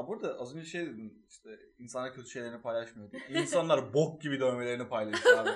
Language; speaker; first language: Turkish; native; Turkish